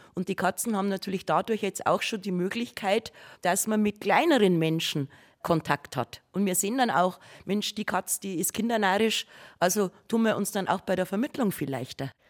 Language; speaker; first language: German; native; German